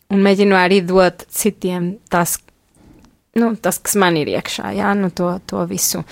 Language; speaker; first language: Latvian; non-native, fluent; Spanish